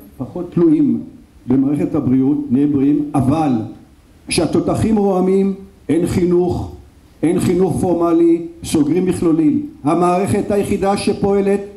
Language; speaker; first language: Hebrew; native; Hebrew